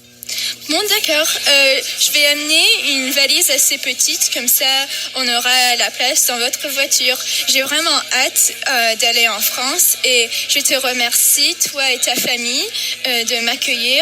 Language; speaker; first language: French; non-native, fluent; English